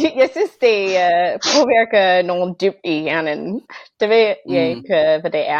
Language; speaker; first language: Danish; non-native, fluent; English